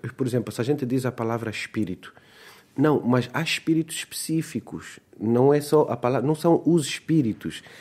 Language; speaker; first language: Portuguese; native; Portuguese